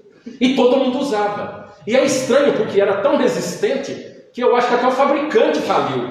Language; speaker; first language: Portuguese; native; Portuguese